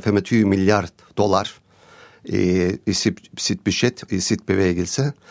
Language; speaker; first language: Norwegian; non-native, learner; Turkish